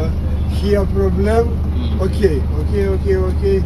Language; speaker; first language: English; non-native, learner; Russian